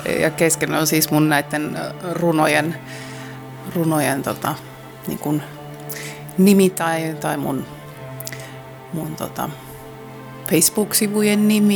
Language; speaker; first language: Finnish; native; Finnish